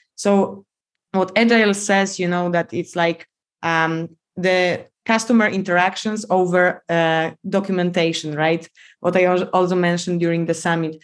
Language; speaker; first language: English; non-native, fluent; Polish